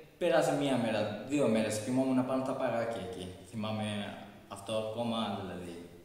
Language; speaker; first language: Greek; non-native, fluent; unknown